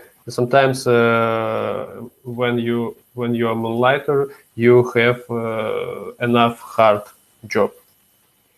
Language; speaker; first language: English; non-native, learner; Russian